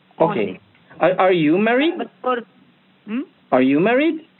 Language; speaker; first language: English; non-native, learner; Norwegian